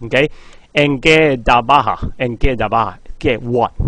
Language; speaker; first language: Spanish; non-native, fluent; Cantonese